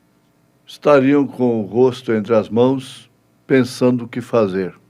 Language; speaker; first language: Portuguese; native; Portuguese